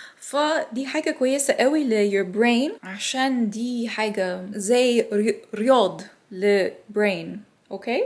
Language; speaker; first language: Egyptian Arabic; non-native, learner; English